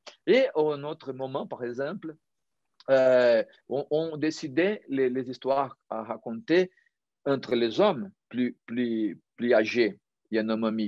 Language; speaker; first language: French; non-native, fluent; Portuguese